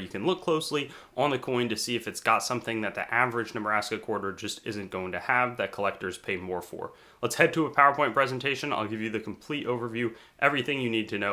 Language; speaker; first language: English; native; English